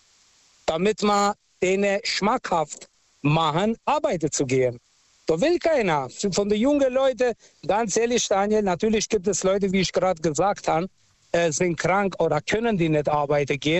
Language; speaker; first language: German; non-native, local second language; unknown